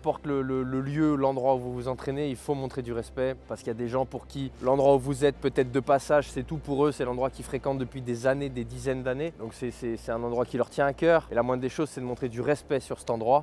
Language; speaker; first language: French; native; French